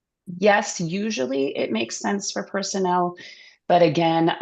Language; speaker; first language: English; native; English